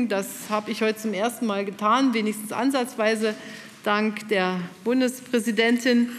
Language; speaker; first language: German; native; German